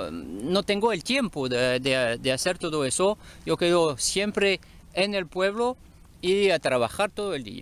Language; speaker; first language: Spanish; non-native, learner; French